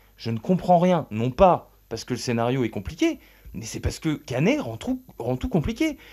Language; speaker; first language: French; native; French